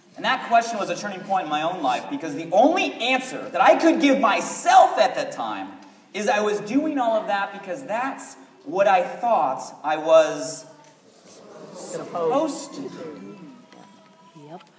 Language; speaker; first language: English; native; English